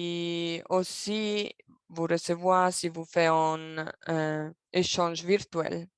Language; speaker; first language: French; non-native, local second language; Italian